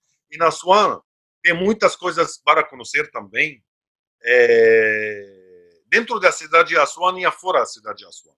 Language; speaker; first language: Portuguese; non-native, fluent; Arabic